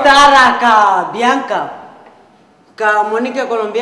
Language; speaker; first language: Romanian; non-native, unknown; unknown